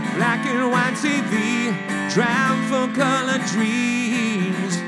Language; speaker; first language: English; native; English